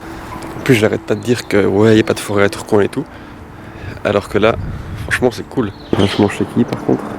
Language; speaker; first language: French; native; French